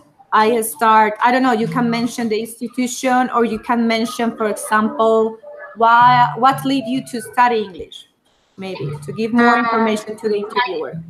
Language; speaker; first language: English; non-native, fluent; Spanish